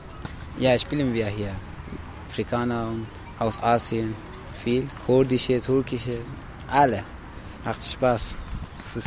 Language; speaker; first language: German; non-native, learner; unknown